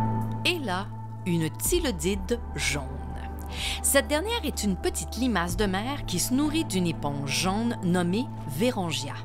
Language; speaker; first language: French; native; French